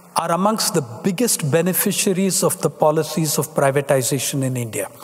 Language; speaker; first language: English; non-native, local second language; Tamil